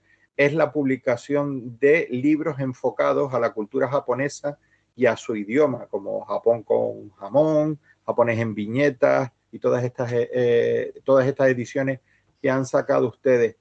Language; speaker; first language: Spanish; native; Spanish